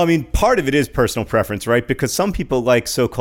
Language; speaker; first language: English; native; English